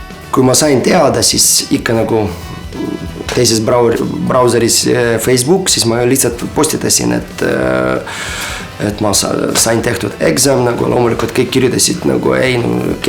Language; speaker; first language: Estonian; non-native, fluent; Ukrainian